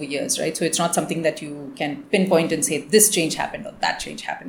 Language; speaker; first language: English; non-native, local second language; Tamil